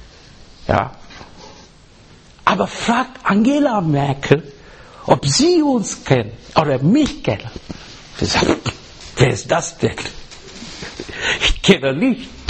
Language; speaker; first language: German; non-native, learner; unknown